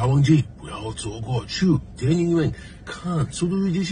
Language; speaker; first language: Chinese; non-native, learner; English